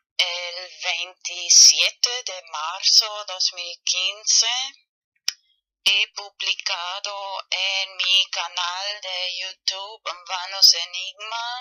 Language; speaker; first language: Spanish; non-native, fluent; German